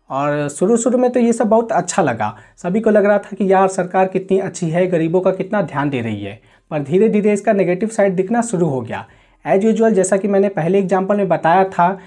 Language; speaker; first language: Hindi; native; Hindi